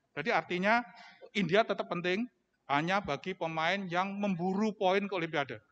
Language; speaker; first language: Indonesian; native; Indonesian